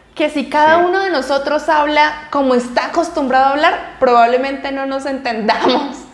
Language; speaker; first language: Spanish; native; Spanish